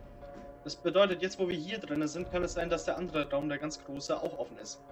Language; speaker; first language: German; native; German